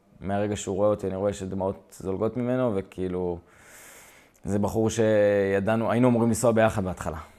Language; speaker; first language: Hebrew; native; Hebrew